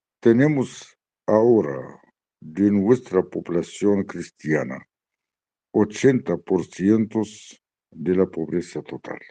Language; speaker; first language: Spanish; non-native, learner; Arabic